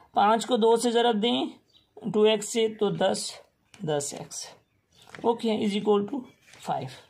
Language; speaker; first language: Urdu; non-native, local second language; Sindhi